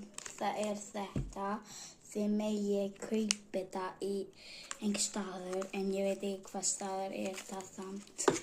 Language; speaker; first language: Icelandic; non-native, learner; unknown